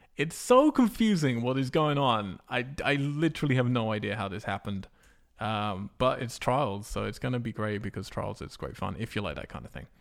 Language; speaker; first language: English; native; English